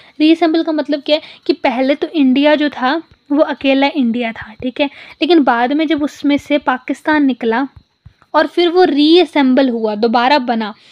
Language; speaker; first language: Hindi; non-native, local second language; Punjabi